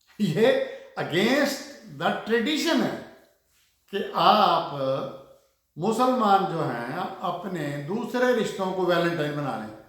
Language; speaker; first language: Urdu; native; Urdu